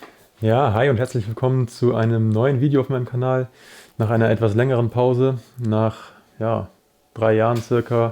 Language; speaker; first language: German; native; German